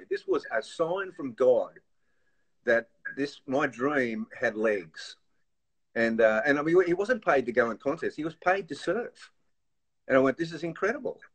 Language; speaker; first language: English; native; English